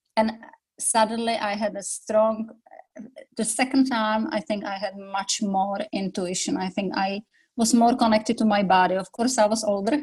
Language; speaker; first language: English; non-native, fluent; Czech